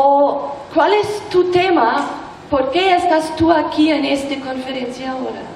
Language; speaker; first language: Spanish; non-native, learner; German